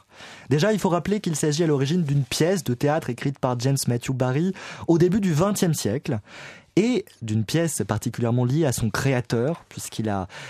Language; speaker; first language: French; native; French